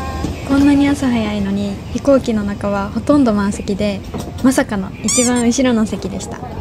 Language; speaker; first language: Japanese; native; Japanese